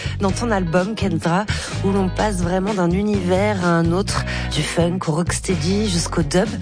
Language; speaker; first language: French; native; French